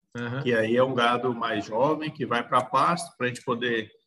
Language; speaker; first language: Portuguese; native; Portuguese